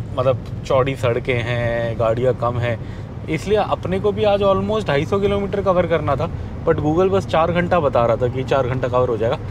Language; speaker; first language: Hindi; non-native, local second language; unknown